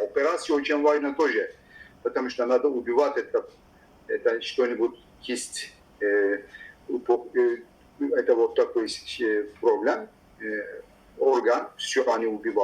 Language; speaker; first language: Russian; non-native, learner; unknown